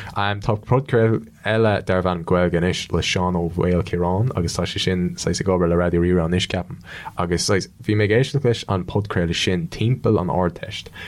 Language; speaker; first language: Irish; non-native, local second language; English